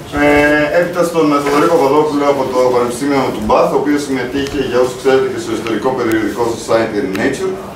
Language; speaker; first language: Greek; native; Greek